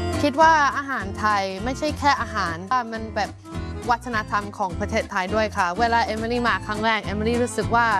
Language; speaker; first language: Thai; non-native, fluent; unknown